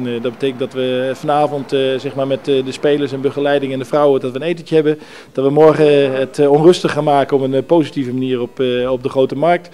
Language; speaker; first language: Dutch; native; Dutch